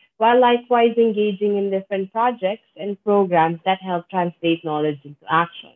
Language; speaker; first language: English; non-native, local second language; Filipino